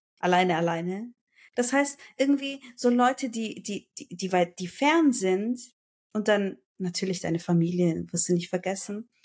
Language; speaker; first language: German; early bilingual, other home language; Turkish